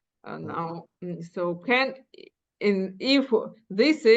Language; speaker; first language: English; non-native, fluent; Ukrainian